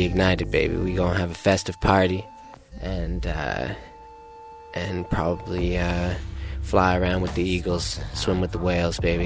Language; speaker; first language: English; native; English